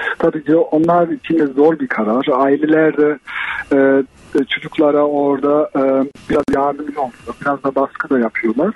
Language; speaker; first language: Turkish; early bilingual, heritage; Turkish